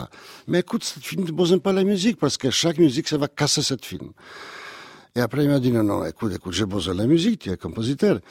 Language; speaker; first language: French; non-native, learner; Polish